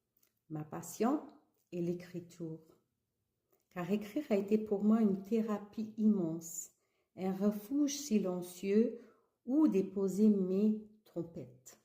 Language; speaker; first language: French; early bilingual, other home language; Kabuverdianu